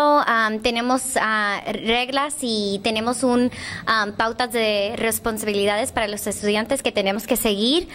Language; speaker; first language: Spanish; early bilingual, heritage; English